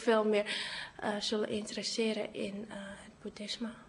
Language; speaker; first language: Dutch; early bilingual, other home language; Cantonese